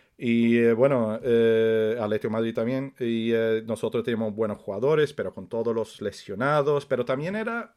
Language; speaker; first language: Spanish; early bilingual, other home language; Swedish